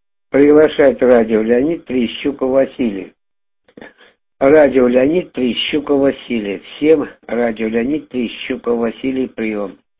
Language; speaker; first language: Russian; native; Russian